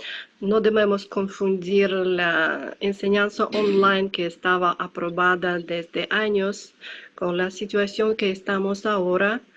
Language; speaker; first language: Spanish; non-native, learner; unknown